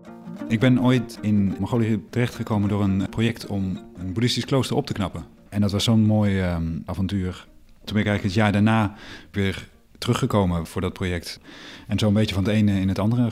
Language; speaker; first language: Dutch; native; Dutch